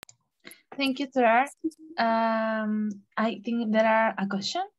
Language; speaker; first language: English; non-native, learner; Spanish